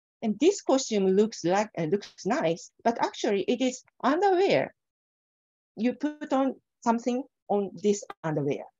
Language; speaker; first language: English; non-native, fluent; Japanese